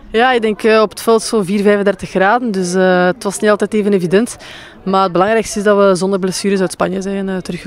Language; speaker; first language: Dutch; native; Dutch